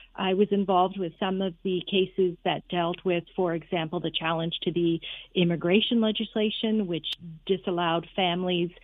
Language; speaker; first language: English; native; English